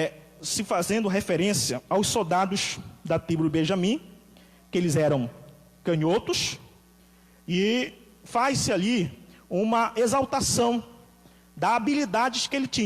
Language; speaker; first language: Portuguese; native; Portuguese